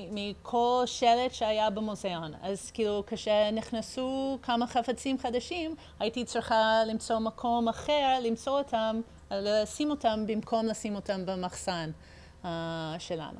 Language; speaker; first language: Hebrew; early bilingual, heritage; English